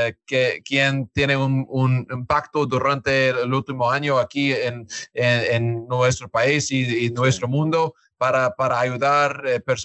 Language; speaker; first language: Spanish; non-native, learner; English